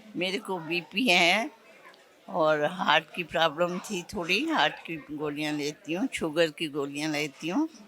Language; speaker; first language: Hindi; non-native, local second language; Punjabi